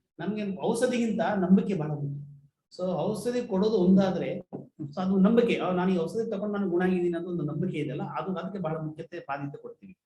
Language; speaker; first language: Kannada; non-native, local second language; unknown